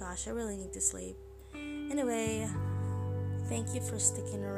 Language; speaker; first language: English; non-native, local second language; Filipino